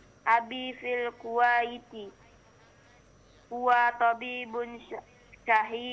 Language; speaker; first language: Arabic; non-native, learner; Indonesian